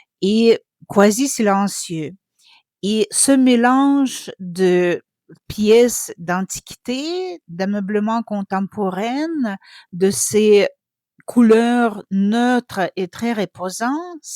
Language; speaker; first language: French; non-native, fluent; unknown